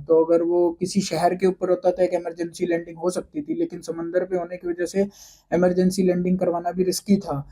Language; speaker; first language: Hindi; native; Hindi